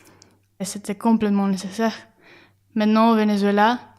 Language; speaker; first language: French; non-native, fluent; Spanish